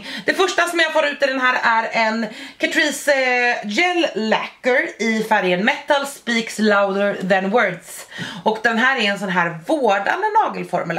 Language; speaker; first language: Swedish; native; Swedish